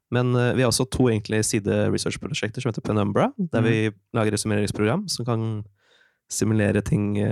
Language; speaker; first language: Norwegian; native; Norwegian